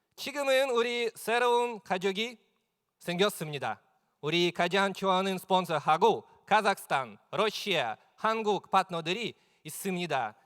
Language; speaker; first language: Korean; non-native, learner; Russian